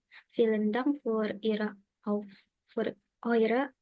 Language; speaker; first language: German; non-native, learner; Indonesian